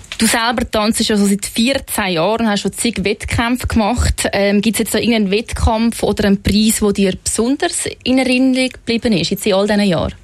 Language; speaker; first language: German; native; German